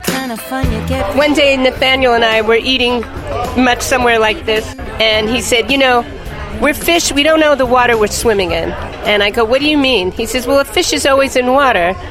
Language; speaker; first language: English; native; English